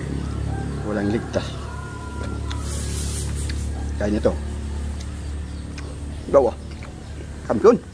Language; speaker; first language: Filipino; native; Filipino